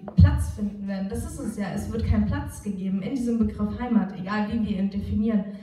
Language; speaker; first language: German; non-native, local second language; Turkish